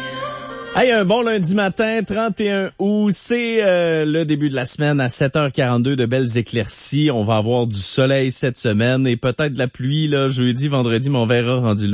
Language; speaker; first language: French; native; French